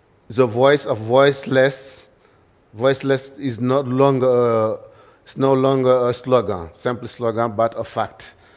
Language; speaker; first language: English; non-native, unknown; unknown